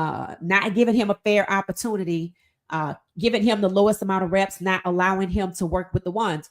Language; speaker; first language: English; native; English